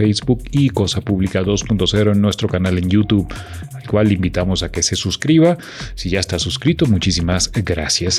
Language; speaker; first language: Spanish; native; Spanish